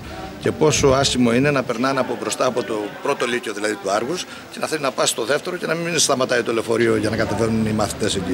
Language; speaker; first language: Greek; native; Greek